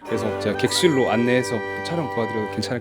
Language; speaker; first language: Korean; native; Korean